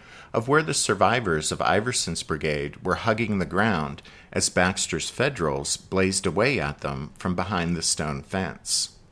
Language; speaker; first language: English; native; English